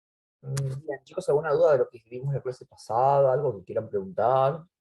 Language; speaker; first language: Spanish; native; Spanish